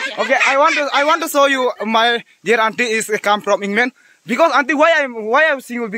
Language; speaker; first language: English; non-native, learner; Adi